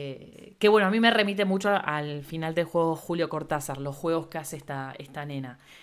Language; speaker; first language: Spanish; native; Spanish